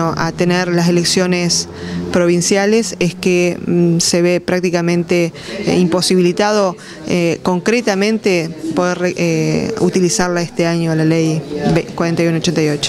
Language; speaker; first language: Spanish; native; Spanish